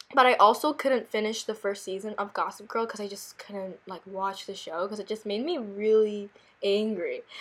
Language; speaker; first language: English; early bilingual, other home language; Korean